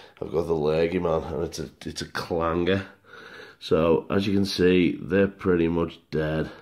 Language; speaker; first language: English; native; English